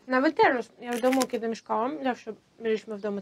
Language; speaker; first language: Polish; non-native, fluent; Russian